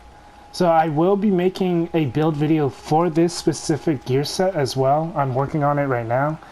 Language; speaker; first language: English; native; English